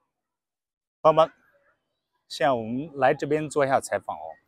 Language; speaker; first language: Chinese; native; Chinese